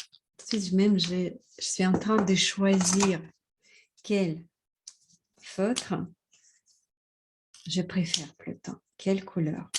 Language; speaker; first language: French; non-native, fluent; Russian